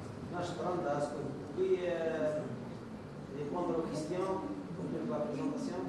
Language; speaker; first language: French; non-native, local second language; Arabic